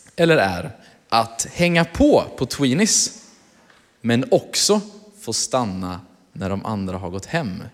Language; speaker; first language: Swedish; native; Swedish